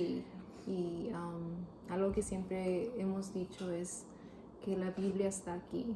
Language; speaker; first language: Spanish; early bilingual, heritage; Spanish